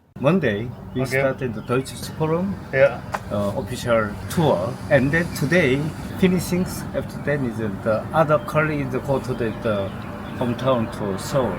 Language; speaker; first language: English; non-native, learner; Korean